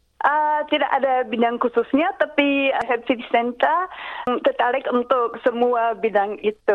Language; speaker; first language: Indonesian; non-native, fluent; English